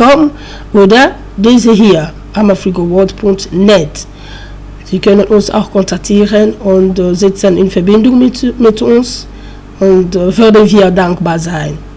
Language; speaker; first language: German; non-native, learner; French